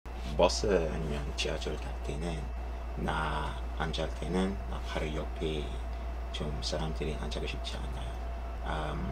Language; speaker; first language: Korean; non-native, learner; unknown